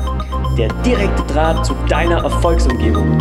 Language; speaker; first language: German; native; German